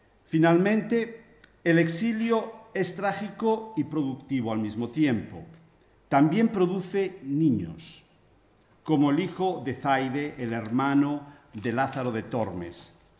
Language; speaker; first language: Spanish; native; Spanish